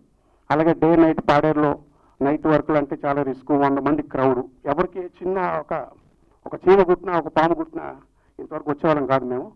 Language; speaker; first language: Telugu; native; Telugu